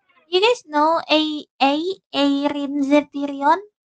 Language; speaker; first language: English; non-native, fluent; Indonesian